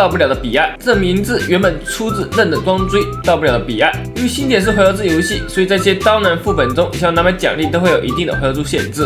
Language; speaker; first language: Chinese; native; Chinese